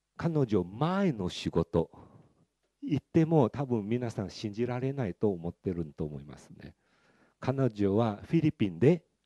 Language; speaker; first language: Japanese; non-native, fluent; Chinese